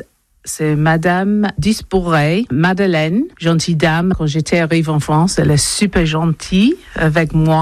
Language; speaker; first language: French; non-native, learner; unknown